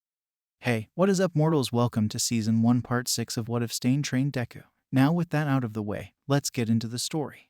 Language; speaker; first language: English; native; English